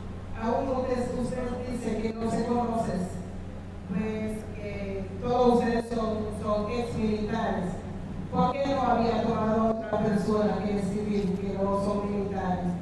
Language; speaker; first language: Spanish; non-native, fluent; Haitian Creole